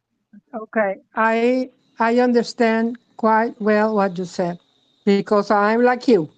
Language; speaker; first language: English; non-native, fluent; Spanish